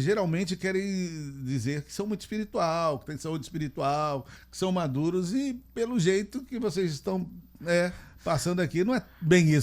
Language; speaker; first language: Portuguese; native; Portuguese